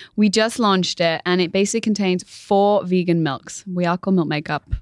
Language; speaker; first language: English; native; English